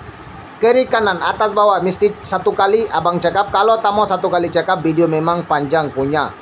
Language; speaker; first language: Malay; non-native, learner; Bangla